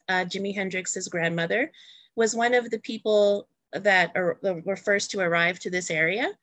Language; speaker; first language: English; native; English